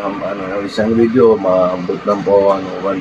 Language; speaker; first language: Filipino; non-native, learner; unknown